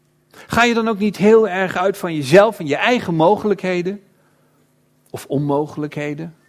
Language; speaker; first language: Dutch; native; Dutch